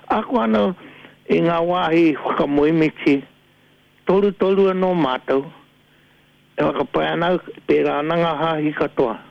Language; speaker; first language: Māori; native; Māori